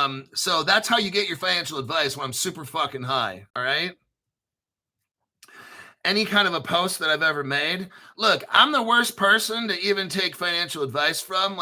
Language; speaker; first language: English; native; English